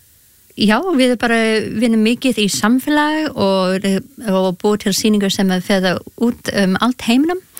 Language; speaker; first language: Icelandic; non-native, learner; English